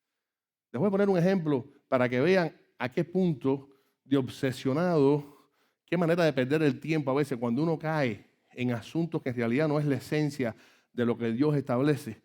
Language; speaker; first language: Spanish; native; Spanish